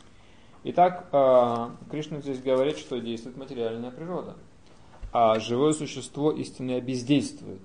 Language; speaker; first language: Russian; native; Russian